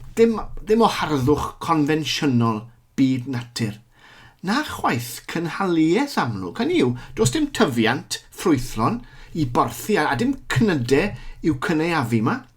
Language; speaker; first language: Welsh; native; Welsh